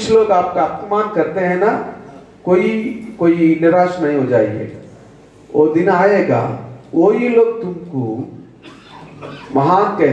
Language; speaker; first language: Hindi; non-native, local second language; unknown